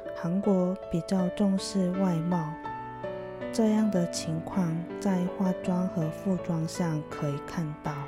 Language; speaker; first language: Chinese; non-native, fluent; Korean